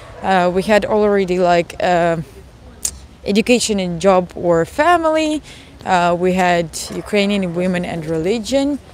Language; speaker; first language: English; non-native, fluent; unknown